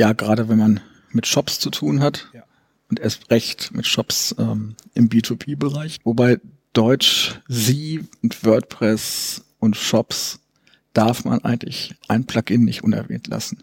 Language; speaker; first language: German; native; German